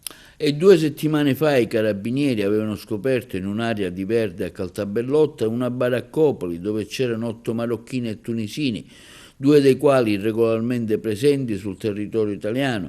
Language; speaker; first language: Italian; native; Italian